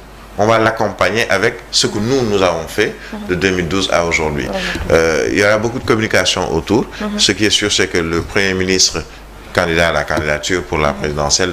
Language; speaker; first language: French; non-native, local second language; Wolof